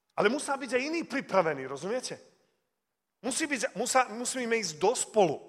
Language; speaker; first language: Slovak; early bilingual, heritage; Slovak